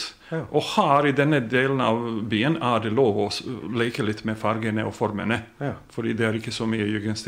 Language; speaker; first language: Norwegian; non-native, fluent; Bosnian